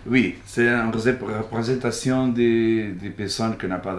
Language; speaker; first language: French; non-native, learner; Portuguese